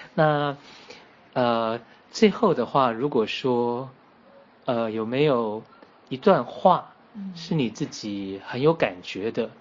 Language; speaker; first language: Chinese; native; Chinese